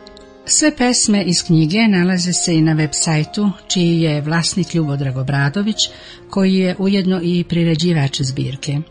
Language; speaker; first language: Serbian; native; Serbian